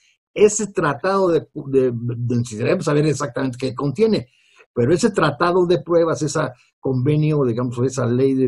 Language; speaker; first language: Spanish; native; Spanish